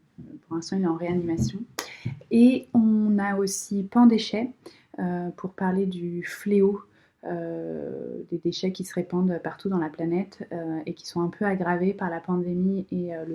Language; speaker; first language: French; native; French